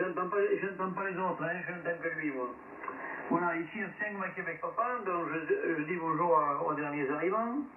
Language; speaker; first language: French; native; French